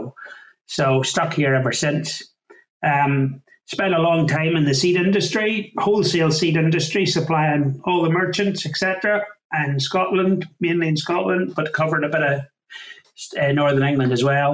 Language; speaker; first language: English; native; English